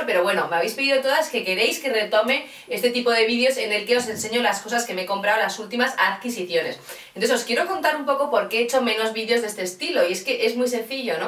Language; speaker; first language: Spanish; native; Spanish